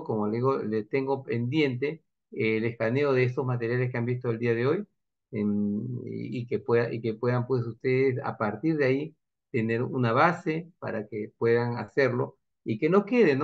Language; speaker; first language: Spanish; native; Spanish